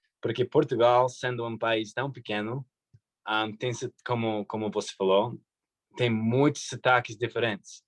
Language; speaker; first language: Portuguese; non-native, fluent; English